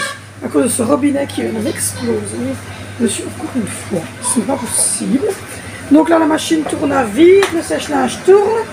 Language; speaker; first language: French; native; French